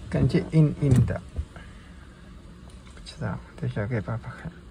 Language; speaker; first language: Chinese; non-native, learner; Filipino